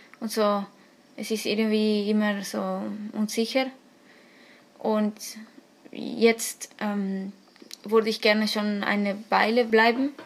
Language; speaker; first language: German; non-native, fluent; Spanish